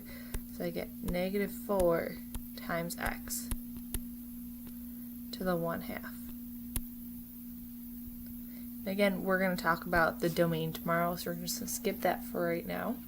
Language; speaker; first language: English; native; English